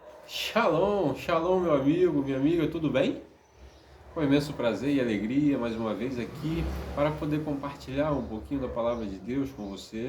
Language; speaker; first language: Portuguese; native; Portuguese